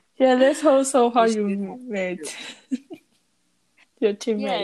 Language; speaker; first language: English; non-native, learner; Chinese